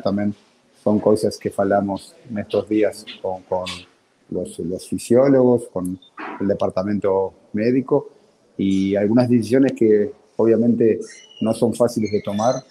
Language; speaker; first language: Portuguese; non-native, fluent; Spanish